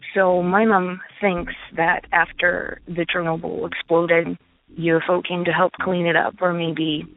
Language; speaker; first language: English; non-native, fluent; Ukrainian